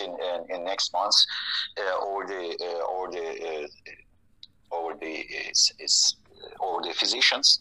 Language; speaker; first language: English; non-native, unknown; Turkish